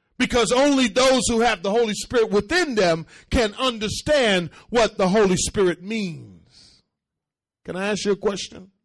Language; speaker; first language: English; early bilingual, other home language; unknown